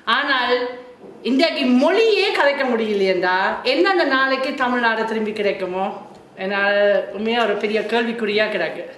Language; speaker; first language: Tamil; non-native, fluent; German